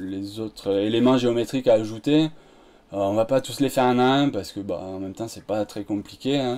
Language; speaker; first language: French; native; French